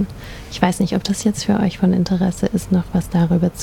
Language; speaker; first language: German; native; German